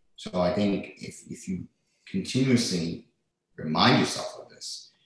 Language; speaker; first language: English; native; English